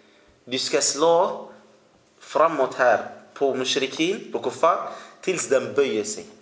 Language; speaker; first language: Swedish; early bilingual, other home language; Arabic